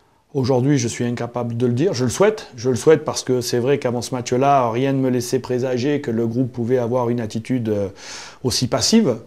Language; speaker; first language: French; native; French